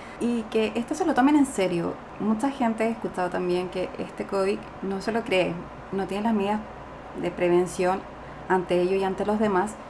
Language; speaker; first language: Spanish; native; Spanish